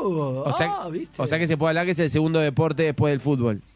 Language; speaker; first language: Spanish; native; Spanish